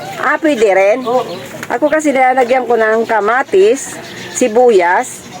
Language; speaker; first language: Filipino; non-native, local second language; Bikol